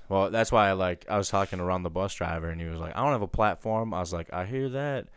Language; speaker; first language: English; native; English